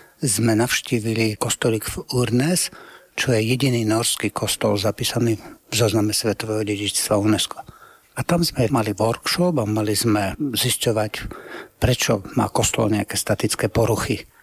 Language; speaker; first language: Slovak; native; Slovak